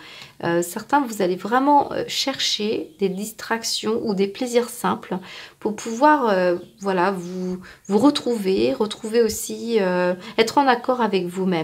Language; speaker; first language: French; native; French